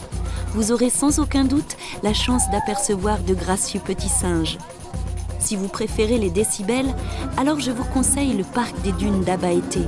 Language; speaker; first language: French; native; French